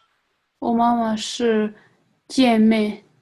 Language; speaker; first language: Chinese; non-native, learner; English